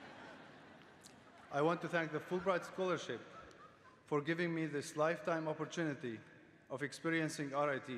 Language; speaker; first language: English; non-native, fluent; Arabic